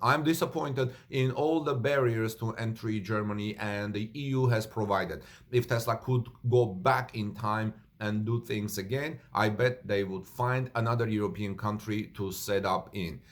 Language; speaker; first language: English; non-native, fluent; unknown